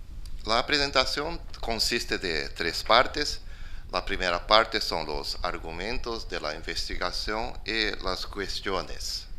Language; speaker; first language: Spanish; non-native, fluent; Portuguese